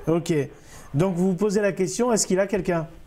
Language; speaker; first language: French; native; French